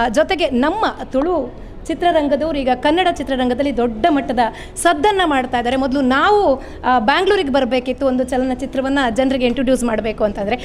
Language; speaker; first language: Kannada; non-native, local second language; Tulu